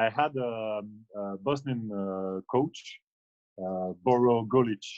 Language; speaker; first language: English; non-native, fluent; French